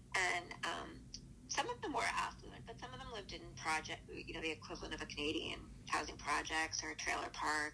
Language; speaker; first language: English; native; English